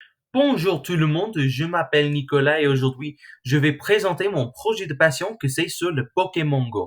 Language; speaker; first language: French; non-native, learner; English